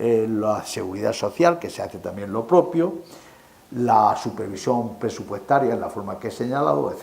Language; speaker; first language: Spanish; native; Spanish